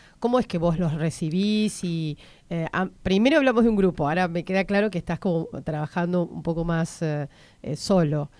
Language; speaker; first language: Spanish; native; Spanish